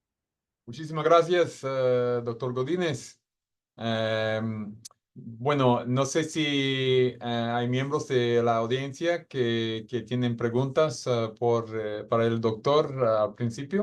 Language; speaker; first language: Spanish; non-native, fluent; English